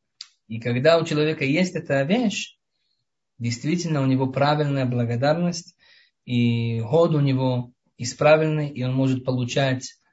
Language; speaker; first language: Russian; early bilingual, heritage; Russian